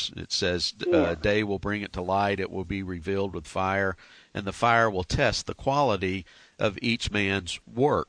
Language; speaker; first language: English; native; English